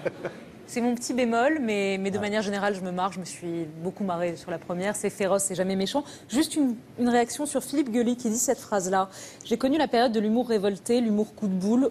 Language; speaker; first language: French; native; French